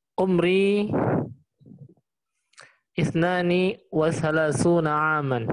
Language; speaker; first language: Arabic; non-native, learner; Indonesian